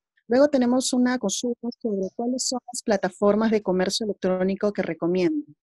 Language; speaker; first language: Spanish; native; Spanish